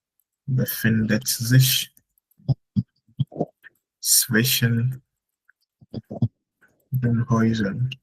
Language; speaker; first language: German; non-native, fluent; Akan